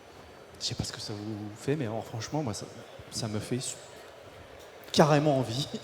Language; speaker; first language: French; native; French